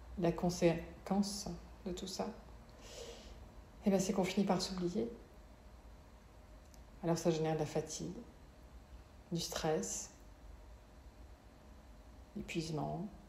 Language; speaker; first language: French; native; French